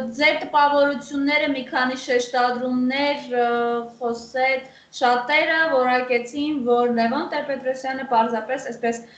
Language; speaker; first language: Armenian; native; Armenian